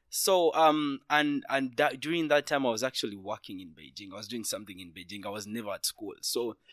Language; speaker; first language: English; non-native, local second language; Ganda